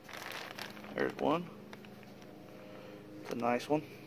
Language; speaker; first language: English; native; English